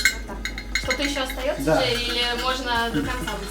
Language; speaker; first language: Russian; native; Russian